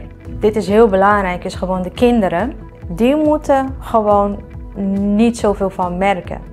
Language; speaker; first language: Dutch; non-native, fluent; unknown